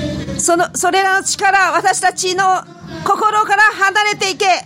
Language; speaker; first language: Japanese; non-native, fluent; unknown